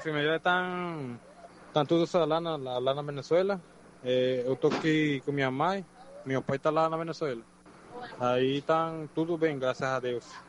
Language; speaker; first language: Portuguese; non-native, learner; Spanish